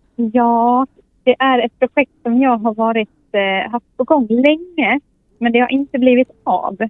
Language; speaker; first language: Swedish; native; Swedish